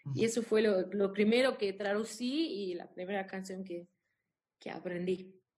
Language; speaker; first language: Spanish; non-native, fluent; German